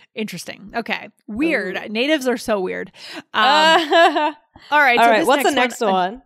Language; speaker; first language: English; native; English